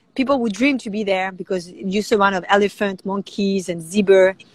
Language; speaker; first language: English; non-native, fluent; French